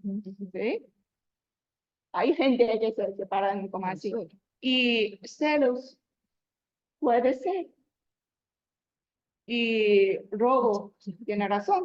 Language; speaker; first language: Spanish; non-native, learner; Chinese